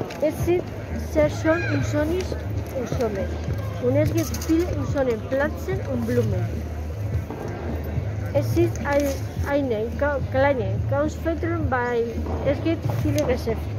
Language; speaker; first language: German; non-native, learner; Spanish